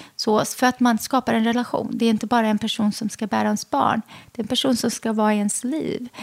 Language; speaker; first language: Swedish; early bilingual, other home language; Arabic